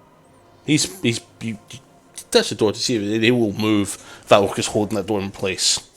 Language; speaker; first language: English; native; English